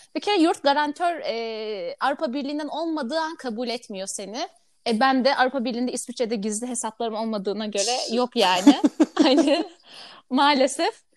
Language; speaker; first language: Turkish; native; Turkish